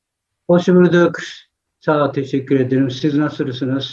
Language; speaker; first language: Turkish; non-native, fluent; Japanese